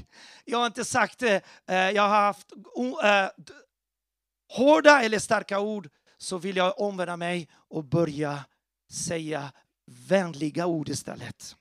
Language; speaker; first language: Swedish; non-native, fluent; Portuguese